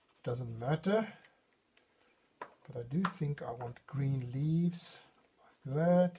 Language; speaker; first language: English; non-native, fluent; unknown